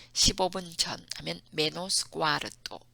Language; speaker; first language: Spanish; non-native, fluent; Korean